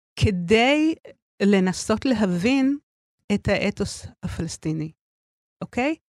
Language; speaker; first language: Hebrew; native; Hebrew